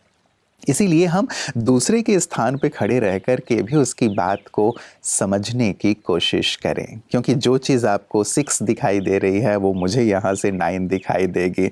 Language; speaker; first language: Hindi; native; Hindi